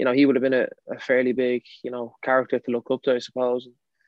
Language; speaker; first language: English; native; English